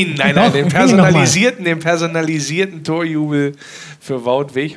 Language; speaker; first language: German; native; German